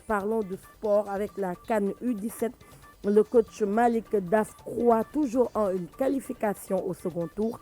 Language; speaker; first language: French; non-native, local second language; Wolof